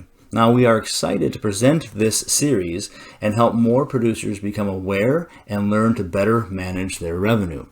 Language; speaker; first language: English; native; English